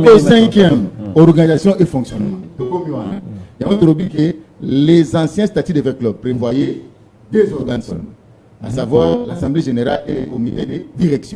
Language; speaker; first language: French; non-native, local second language; Lingala